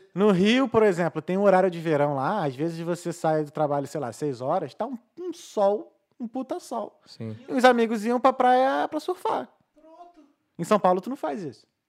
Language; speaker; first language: Portuguese; native; Portuguese